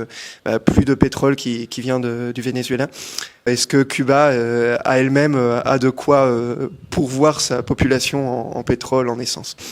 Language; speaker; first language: French; native; French